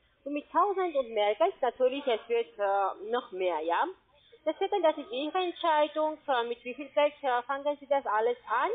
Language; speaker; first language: German; non-native, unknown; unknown